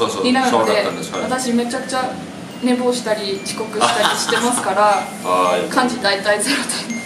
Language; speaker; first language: Japanese; non-native, fluent; English